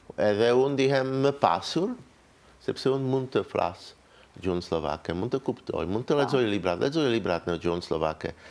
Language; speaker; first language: Albanian; non-native, fluent; Czech